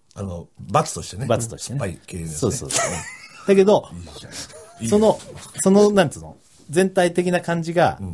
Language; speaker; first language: Japanese; native; Japanese